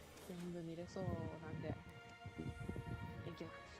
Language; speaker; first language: Japanese; native; Japanese